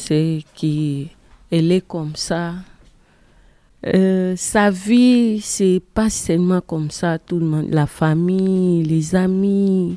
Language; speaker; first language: French; non-native, learner; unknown